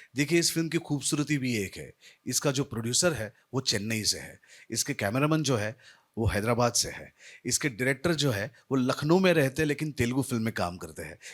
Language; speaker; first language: Hindi; non-native, local second language; Marathi